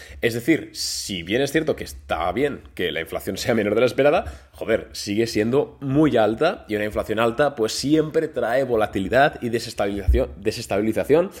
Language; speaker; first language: Spanish; native; Spanish